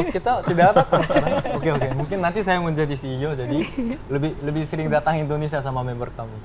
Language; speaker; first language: Indonesian; early bilingual, heritage; Indonesian